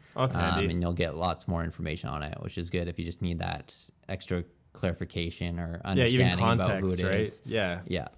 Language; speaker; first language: English; native; English